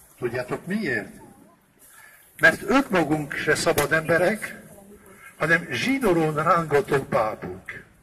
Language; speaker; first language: Hungarian; non-native, fluent; French